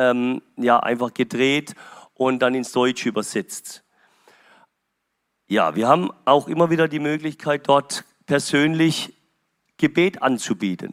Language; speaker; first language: German; native; German